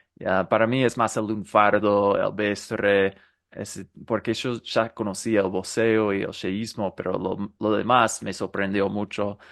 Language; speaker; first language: Spanish; non-native, fluent; English